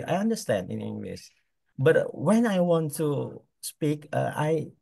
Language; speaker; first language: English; non-native, learner; Indonesian